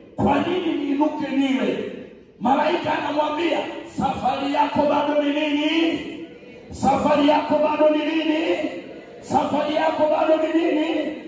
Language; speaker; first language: Swahili; native; Swahili